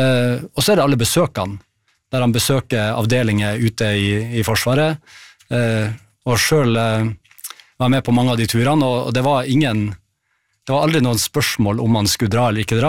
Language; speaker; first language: Norwegian; native; Norwegian